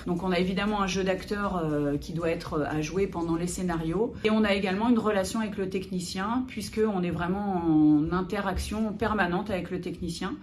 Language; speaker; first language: French; native; French